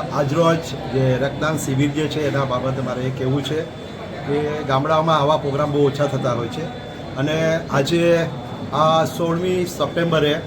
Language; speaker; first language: Gujarati; non-native, local second language; Gamit